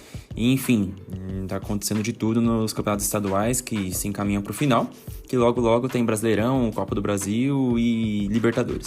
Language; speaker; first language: Portuguese; native; Portuguese